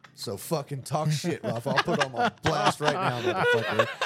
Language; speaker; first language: English; native; English